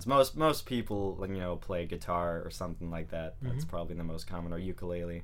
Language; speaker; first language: English; native; English